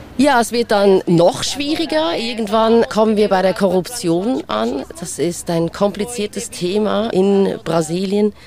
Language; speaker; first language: German; native; German